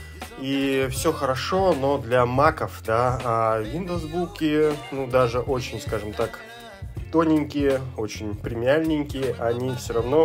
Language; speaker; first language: Russian; native; Russian